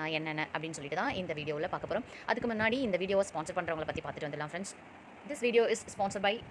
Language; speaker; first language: Tamil; native; Tamil